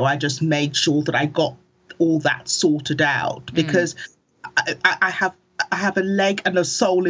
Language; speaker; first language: English; early bilingual, other home language; Akan